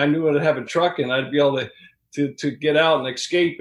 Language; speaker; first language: English; native; English